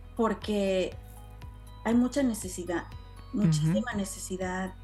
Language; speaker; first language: Spanish; native; Spanish